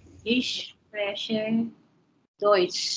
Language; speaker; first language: German; non-native, learner; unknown